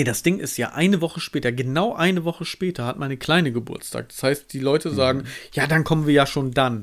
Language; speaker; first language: German; native; German